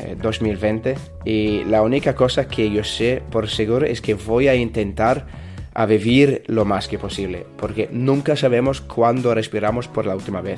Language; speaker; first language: Spanish; non-native, learner; English